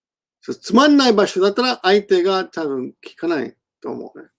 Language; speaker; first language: Japanese; non-native, fluent; English